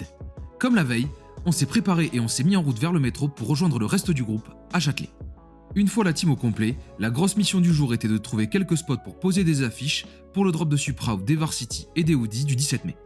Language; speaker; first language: French; native; French